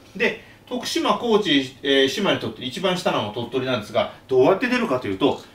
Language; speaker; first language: Japanese; native; Japanese